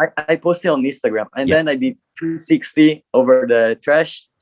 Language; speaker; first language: English; non-native, learner; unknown